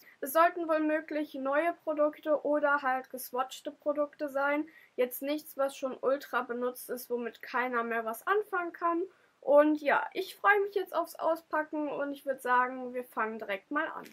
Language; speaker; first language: German; native; German